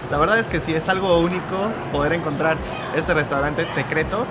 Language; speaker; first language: Spanish; native; Spanish